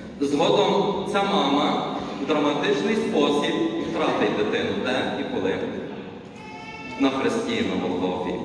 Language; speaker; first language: Ukrainian; native; Ukrainian